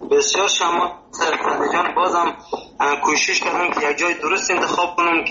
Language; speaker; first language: Persian; native; Persian